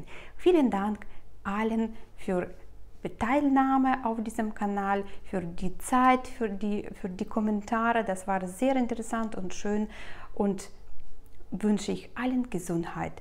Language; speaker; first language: German; non-native, fluent; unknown